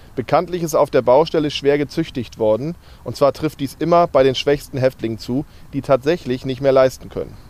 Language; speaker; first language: German; native; German